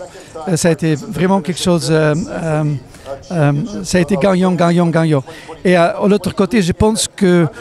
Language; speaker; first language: French; non-native, fluent; Dutch